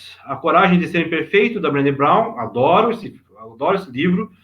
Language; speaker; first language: Portuguese; native; Portuguese